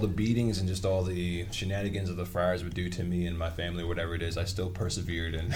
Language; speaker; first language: English; native; English